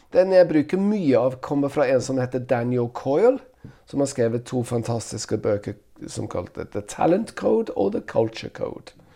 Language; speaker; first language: Norwegian; non-native, fluent; English